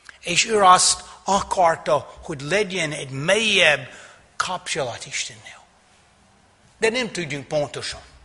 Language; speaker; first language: Hungarian; non-native, fluent; English